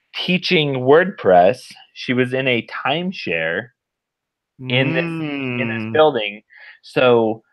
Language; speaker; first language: English; native; English